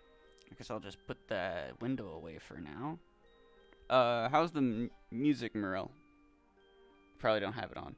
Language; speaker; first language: English; native; English